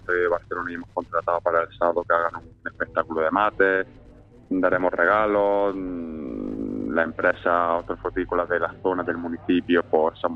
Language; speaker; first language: Spanish; native; Spanish